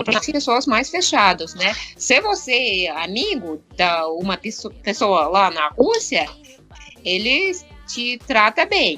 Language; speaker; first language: Portuguese; non-native, fluent; Russian